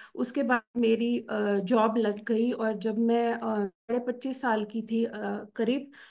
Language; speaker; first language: Hindi; native; Hindi